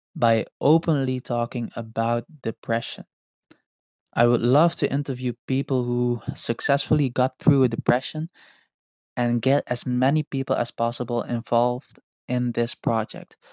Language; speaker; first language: English; non-native, fluent; Dutch